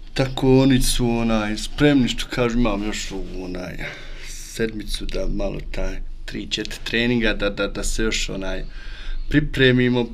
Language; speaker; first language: Croatian; native; Croatian